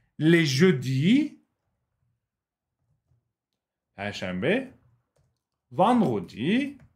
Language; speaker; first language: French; non-native, fluent; Turkish